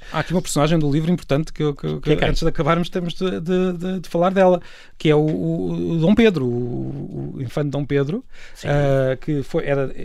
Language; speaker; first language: Portuguese; native; Portuguese